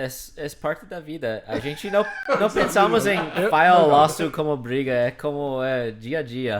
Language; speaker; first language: Portuguese; non-native, fluent; English